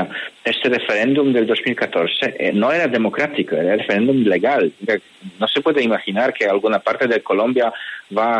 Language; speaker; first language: Spanish; non-native, fluent; Polish